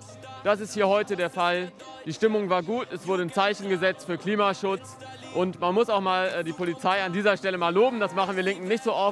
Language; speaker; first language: German; native; German